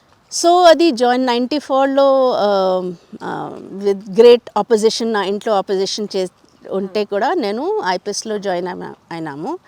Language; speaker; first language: Telugu; non-native, local second language; Hindi